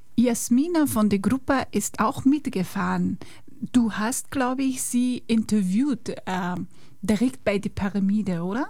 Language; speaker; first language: German; non-native, fluent; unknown